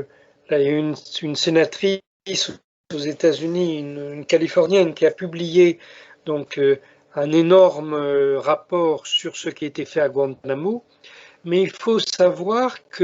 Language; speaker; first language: French; native; French